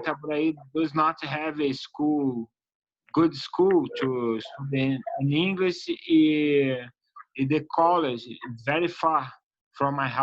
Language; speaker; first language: English; non-native, learner; Portuguese